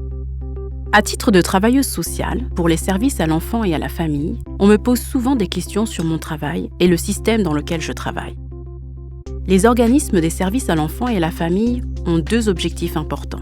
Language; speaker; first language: French; native; French